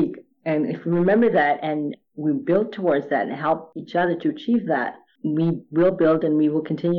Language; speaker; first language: English; native; English